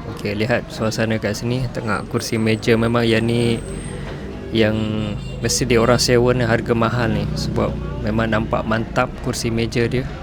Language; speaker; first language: Malay; non-native, fluent; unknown